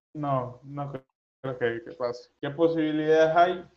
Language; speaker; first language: Spanish; native; Spanish